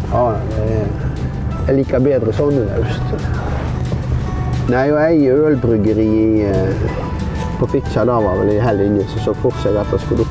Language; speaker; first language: Norwegian; native; Norwegian